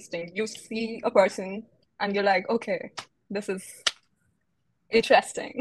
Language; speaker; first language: English; non-native, local second language; Hindi